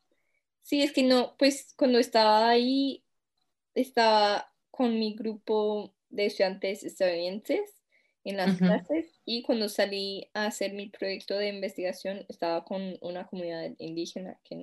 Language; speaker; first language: Spanish; non-native, fluent; English